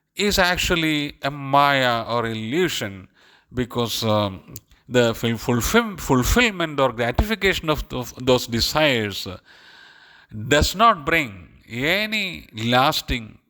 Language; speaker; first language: English; non-native, local second language; Malayalam